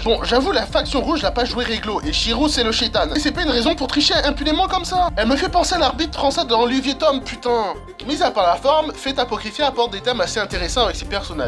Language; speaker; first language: French; native; French